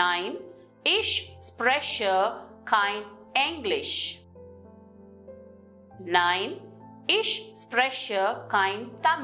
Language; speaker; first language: German; non-native, learner; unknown